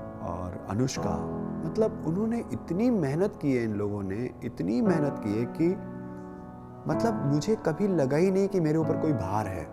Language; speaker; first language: Hindi; native; Hindi